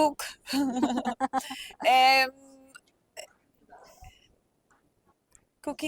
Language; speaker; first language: Hindi; non-native, learner; Punjabi